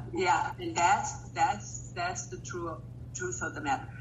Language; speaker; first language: English; non-native, fluent; Portuguese